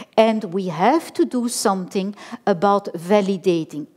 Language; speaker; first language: English; non-native, fluent; Dutch